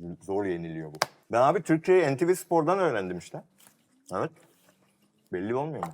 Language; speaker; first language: Turkish; early bilingual, other home language; Korean